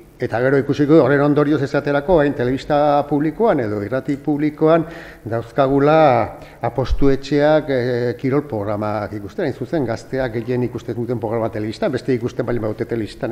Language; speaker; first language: Basque; native; Basque